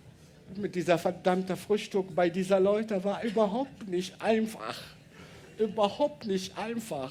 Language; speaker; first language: German; non-native, learner; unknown